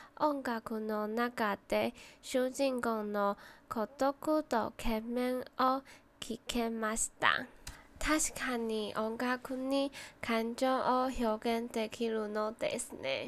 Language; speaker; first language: Japanese; non-native, learner; Chinese